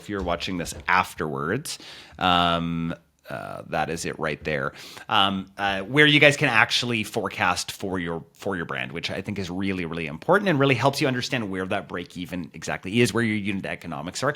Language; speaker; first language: English; native; English